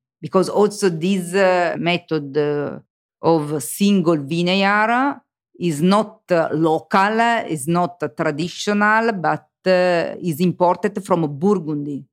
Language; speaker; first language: English; non-native, learner; Italian